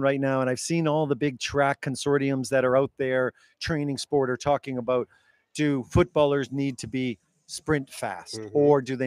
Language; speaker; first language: English; native; English